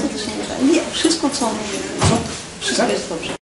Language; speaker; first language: Polish; non-native, learner; Russian